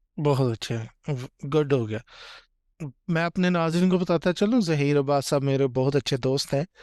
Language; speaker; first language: Urdu; non-native, local second language; Punjabi